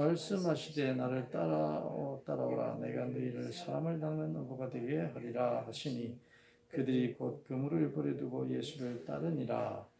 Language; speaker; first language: Korean; native; Korean